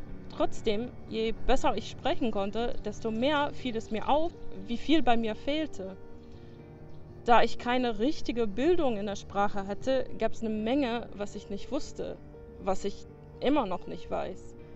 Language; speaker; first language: German; non-native, fluent; English